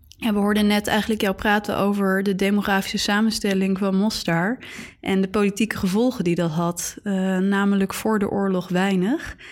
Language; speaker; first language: Dutch; native; Dutch